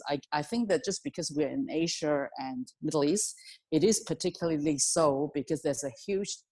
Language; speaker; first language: English; non-native, local second language; Cantonese